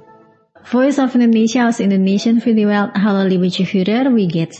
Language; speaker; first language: German; non-native, fluent; Indonesian